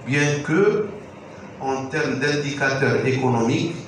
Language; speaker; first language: French; non-native, local second language; Arabic